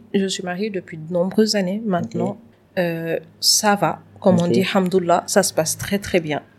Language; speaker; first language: French; non-native, local second language; Wolof